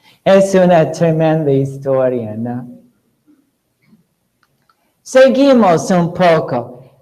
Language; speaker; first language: Spanish; non-native, fluent; English